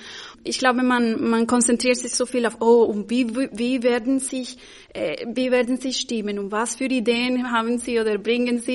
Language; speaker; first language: German; non-native, fluent; Spanish